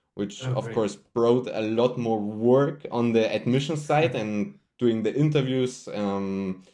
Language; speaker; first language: English; non-native, fluent; German